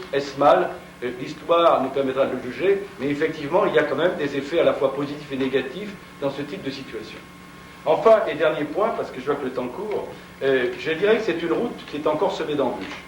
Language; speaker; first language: French; native; French